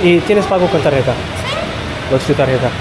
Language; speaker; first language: Spanish; non-native, learner; English